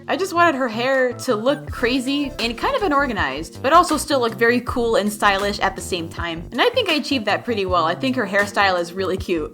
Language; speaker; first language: English; native; English